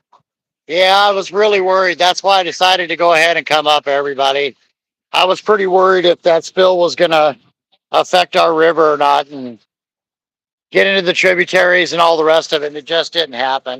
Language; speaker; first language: English; native; English